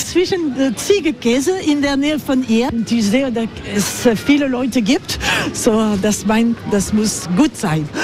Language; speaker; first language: German; non-native, learner; French